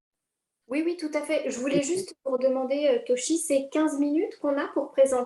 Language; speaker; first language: French; native; French